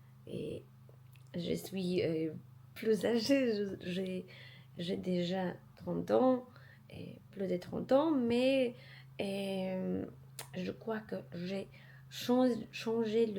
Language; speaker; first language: French; non-native, learner; Polish